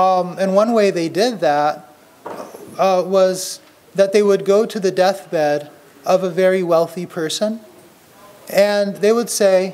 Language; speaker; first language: English; native; English